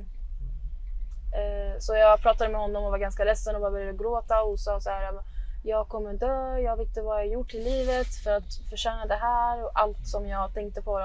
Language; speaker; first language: Swedish; early bilingual, other home language; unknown